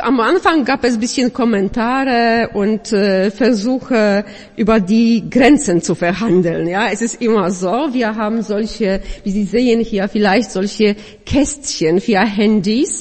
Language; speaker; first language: German; non-native, fluent; Polish